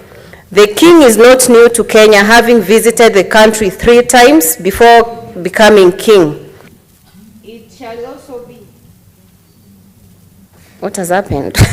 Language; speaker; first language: English; non-native, local second language; Gusii